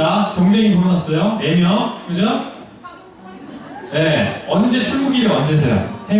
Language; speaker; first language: Korean; native; Korean